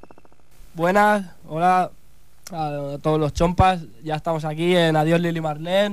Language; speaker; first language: Spanish; native; Spanish